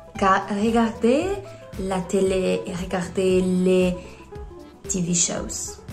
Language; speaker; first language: French; non-native, learner; Polish